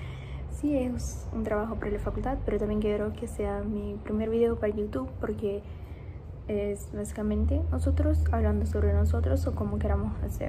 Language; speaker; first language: Spanish; early bilingual, heritage; Portuguese